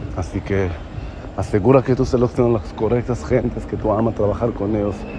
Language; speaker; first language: Spanish; non-native, fluent; Hebrew